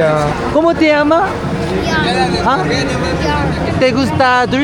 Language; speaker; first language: Spanish; non-native, learner; Korean